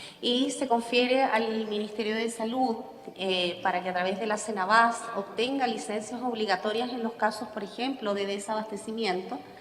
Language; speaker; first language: Spanish; native; Spanish